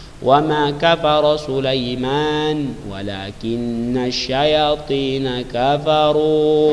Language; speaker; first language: Arabic; non-native, fluent; Indonesian